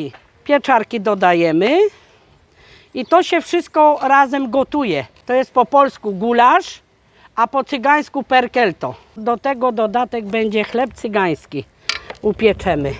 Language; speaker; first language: Polish; non-native, local second language; Romany